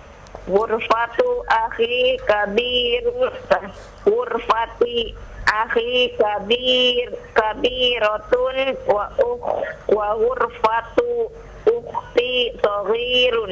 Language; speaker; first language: Arabic; non-native, learner; Indonesian